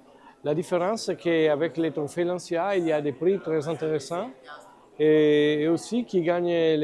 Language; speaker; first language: French; non-native, fluent; Italian